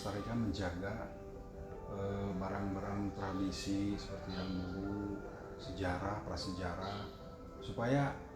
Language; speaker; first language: Indonesian; native; Indonesian